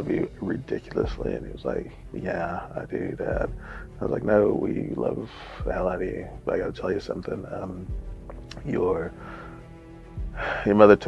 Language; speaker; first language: English; native; English